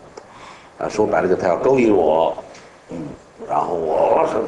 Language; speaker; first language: Chinese; native; Chinese